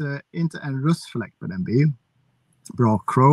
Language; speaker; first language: Swedish; non-native, fluent; English